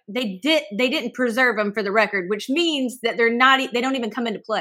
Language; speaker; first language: English; native; English